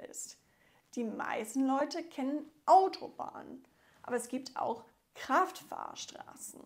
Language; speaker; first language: German; non-native, fluent; English